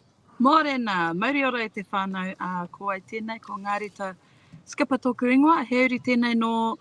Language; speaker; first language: Māori; non-native, local second language; English